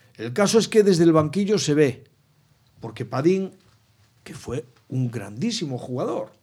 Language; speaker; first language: Spanish; non-native, local second language; Galician